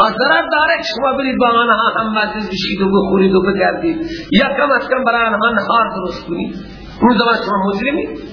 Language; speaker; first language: Persian; non-native, local second language; Baluchi